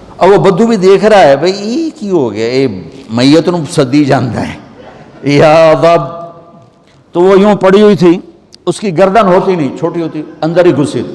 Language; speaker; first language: Urdu; non-native, local second language; Punjabi